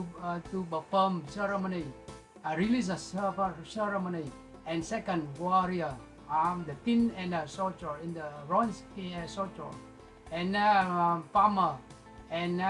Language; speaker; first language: English; non-native, local second language; Vietnamese